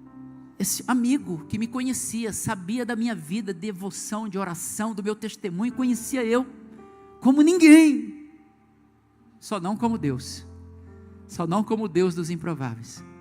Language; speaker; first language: Portuguese; native; Portuguese